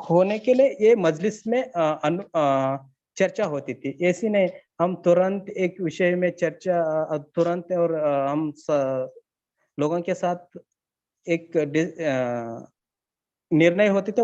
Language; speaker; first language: Hindi; non-native, learner; Kannada